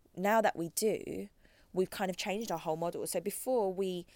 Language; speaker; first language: English; native; English